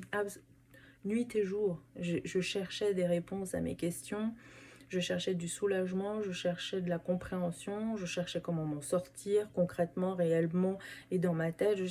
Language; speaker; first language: French; native; French